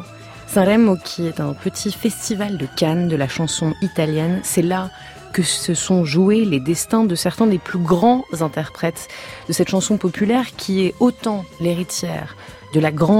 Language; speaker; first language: French; native; French